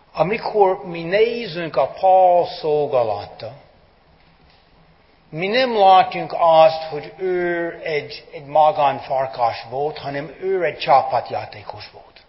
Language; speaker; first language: Hungarian; non-native, fluent; English